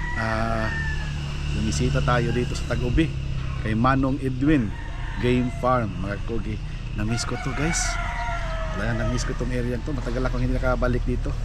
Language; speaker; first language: Filipino; non-native, local second language; Cebuano